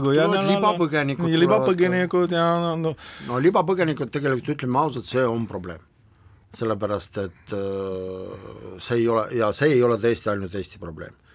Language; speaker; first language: Estonian; non-native, local second language; Russian